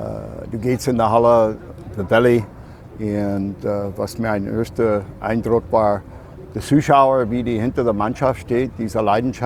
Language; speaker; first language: German; non-native, fluent; English